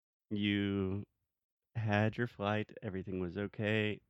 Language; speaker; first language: English; native; English